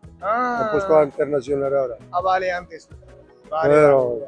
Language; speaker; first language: Spanish; non-native, learner; Punjabi